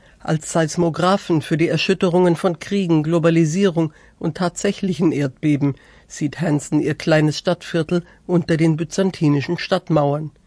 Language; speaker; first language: German; native; German